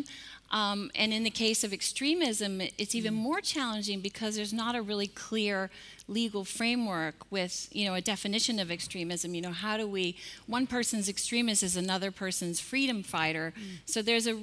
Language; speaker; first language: English; native; English